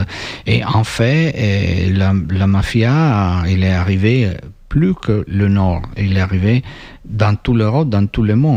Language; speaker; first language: French; non-native, fluent; Italian